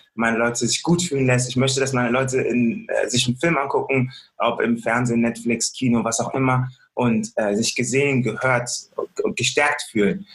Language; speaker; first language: German; native; German